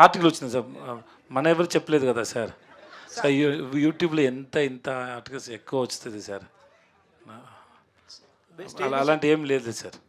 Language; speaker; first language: Telugu; non-native, learner; Tamil